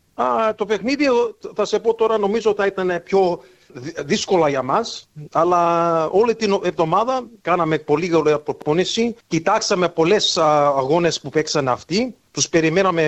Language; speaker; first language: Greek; early bilingual, heritage; English